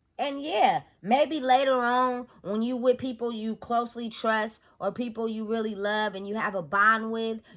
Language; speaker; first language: English; native; English